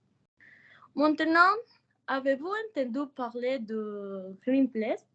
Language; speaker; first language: French; non-native, learner; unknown